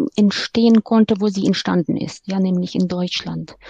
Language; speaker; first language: German; non-native, fluent; Ukrainian